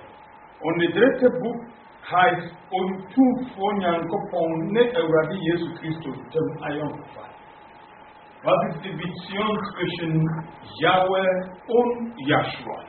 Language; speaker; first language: German; non-native, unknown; Akan